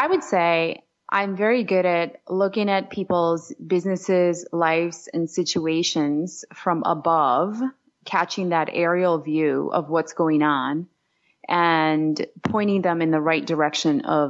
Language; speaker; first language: English; non-native, fluent; Georgian